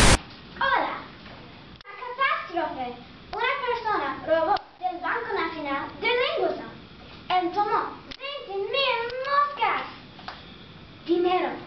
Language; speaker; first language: Spanish; non-native, learner; English